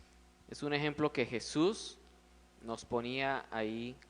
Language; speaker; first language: Spanish; native; Spanish